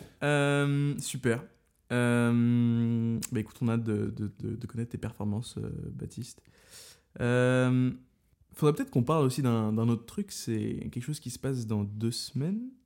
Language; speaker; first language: French; native; French